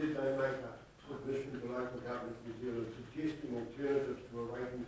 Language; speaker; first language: English; native; English